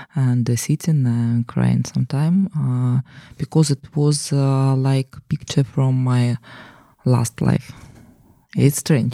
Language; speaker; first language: English; non-native, learner; Russian